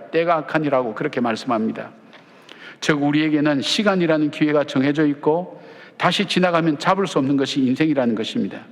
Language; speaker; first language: Korean; native; Korean